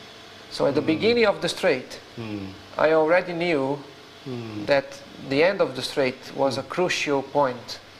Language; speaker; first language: English; non-native, fluent; Portuguese